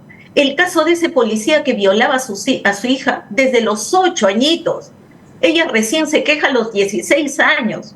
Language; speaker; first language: Spanish; native; Spanish